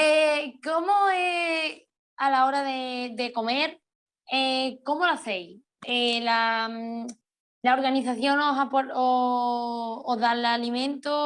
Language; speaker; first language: Spanish; native; Spanish